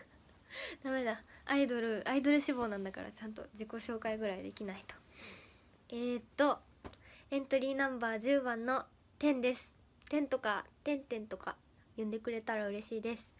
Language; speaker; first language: Japanese; native; Japanese